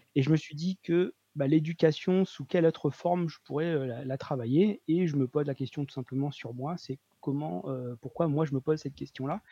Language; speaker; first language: French; native; French